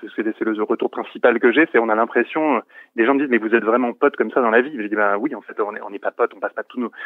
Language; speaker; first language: French; native; French